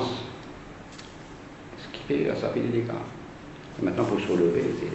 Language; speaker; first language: French; non-native, local second language; Arabic